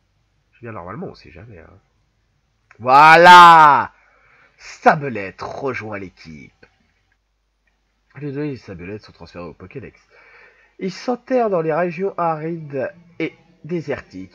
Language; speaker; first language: French; native; French